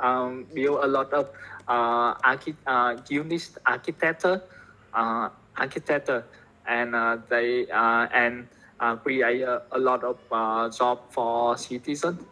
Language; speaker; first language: English; non-native, learner; Vietnamese